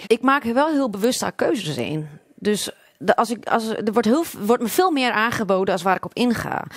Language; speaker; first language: Dutch; non-native, local second language; Western Frisian